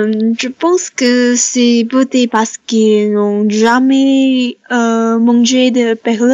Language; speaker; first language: French; non-native, learner; Chinese